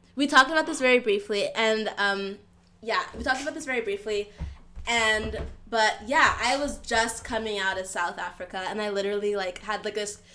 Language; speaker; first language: English; early bilingual, other home language; Yoruba